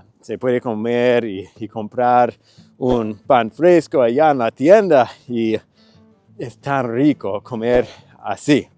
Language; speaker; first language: Spanish; non-native, fluent; English